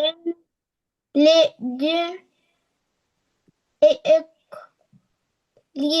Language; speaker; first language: French; non-native, learner; Arabic